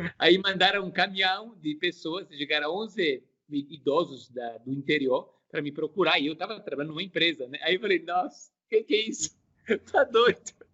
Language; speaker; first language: Portuguese; non-native, fluent; Italian